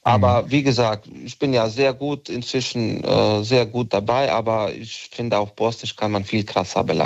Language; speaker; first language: German; non-native, local second language; Bosnian